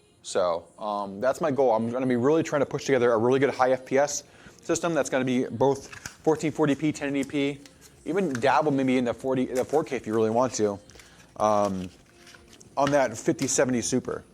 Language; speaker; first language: English; native; English